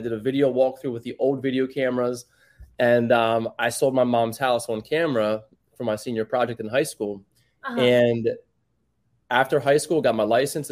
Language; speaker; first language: English; native; English